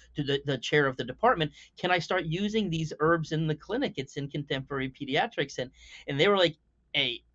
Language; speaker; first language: English; native; English